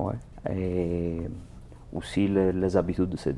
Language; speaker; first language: French; non-native, learner; Italian